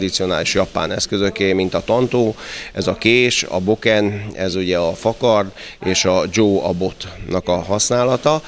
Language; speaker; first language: Hungarian; native; Hungarian